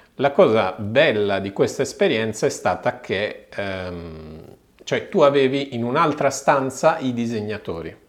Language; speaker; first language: Italian; native; Italian